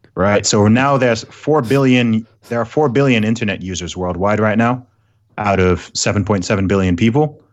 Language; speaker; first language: English; early bilingual, other home language; Arabic